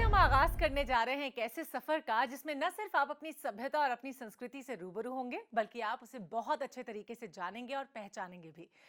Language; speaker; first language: Hindi; native; Hindi